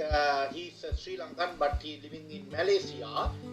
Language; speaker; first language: English; non-native, learner; Sinhala